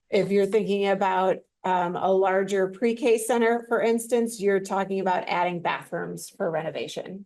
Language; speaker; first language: English; native; English